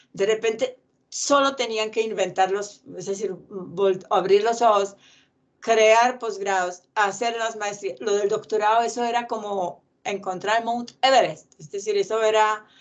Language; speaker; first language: Spanish; non-native, fluent; Czech